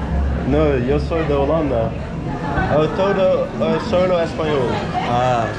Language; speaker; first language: Spanish; non-native, learner; Dutch